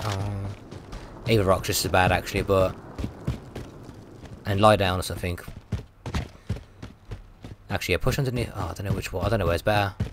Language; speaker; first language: English; native; English